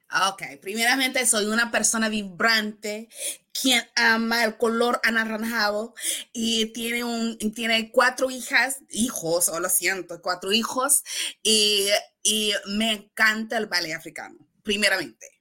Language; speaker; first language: Spanish; non-native, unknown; English